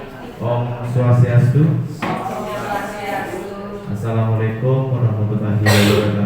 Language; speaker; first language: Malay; non-native, local second language; Balinese